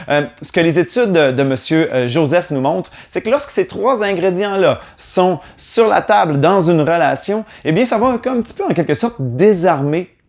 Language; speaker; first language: French; native; French